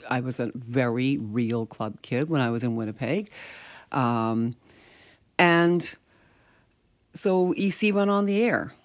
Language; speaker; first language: English; early bilingual, other home language; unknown